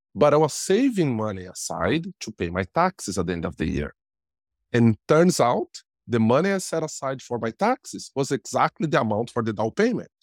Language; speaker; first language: English; non-native, fluent; Portuguese